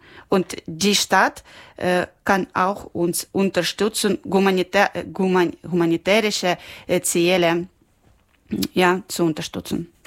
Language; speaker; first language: German; non-native, learner; Ukrainian